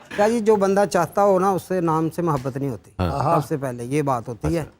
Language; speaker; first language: Urdu; non-native, local second language; Punjabi